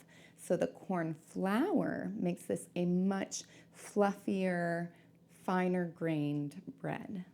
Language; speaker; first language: English; native; English